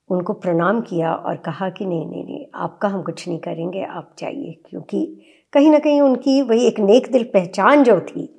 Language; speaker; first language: Hindi; native; Hindi